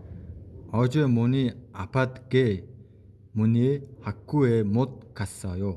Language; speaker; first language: Korean; non-native, learner; Mongolian